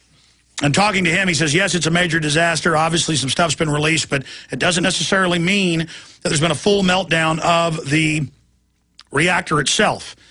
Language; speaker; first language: English; native; English